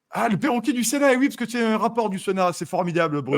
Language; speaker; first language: French; native; French